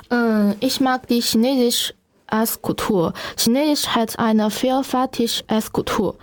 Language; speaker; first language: German; non-native, learner; Chinese